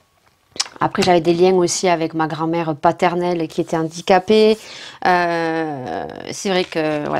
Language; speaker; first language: French; native; French